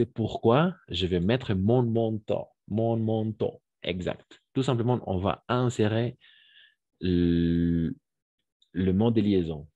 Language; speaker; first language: French; non-native, fluent; Spanish